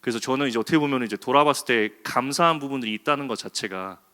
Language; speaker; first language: Korean; early bilingual, heritage; Korean